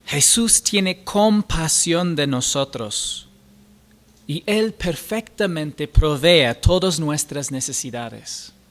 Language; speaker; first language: Spanish; non-native, fluent; English